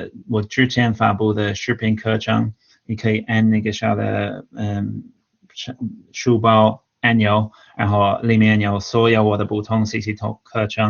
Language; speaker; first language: Chinese; non-native, fluent; English